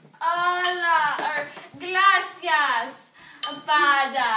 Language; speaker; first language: Spanish; non-native, learner; English